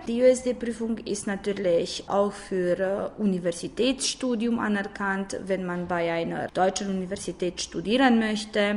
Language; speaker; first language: German; non-native, fluent; Romanian